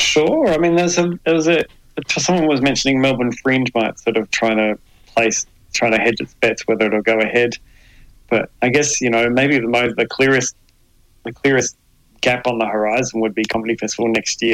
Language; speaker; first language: English; native; English